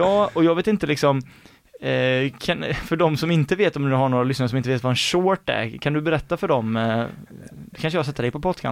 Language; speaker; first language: Swedish; native; Swedish